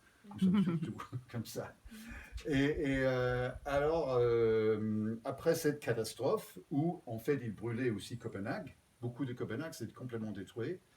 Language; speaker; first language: French; non-native, fluent; Danish